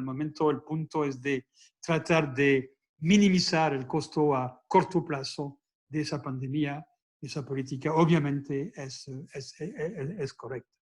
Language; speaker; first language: Spanish; non-native, fluent; French